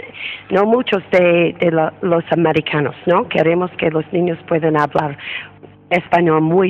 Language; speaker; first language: Spanish; non-native, fluent; English